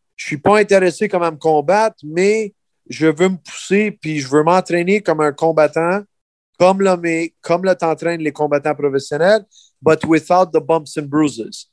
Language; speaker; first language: French; early bilingual, heritage; French